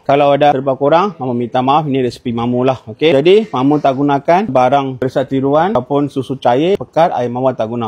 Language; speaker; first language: Malay; native; Malay